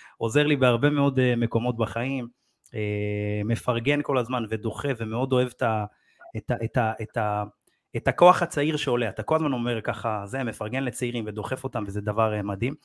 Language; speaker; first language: Hebrew; native; Hebrew